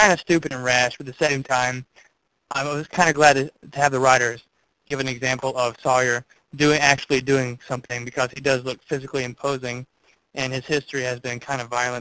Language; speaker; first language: English; native; English